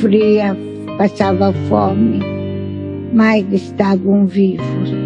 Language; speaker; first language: Portuguese; non-native, fluent; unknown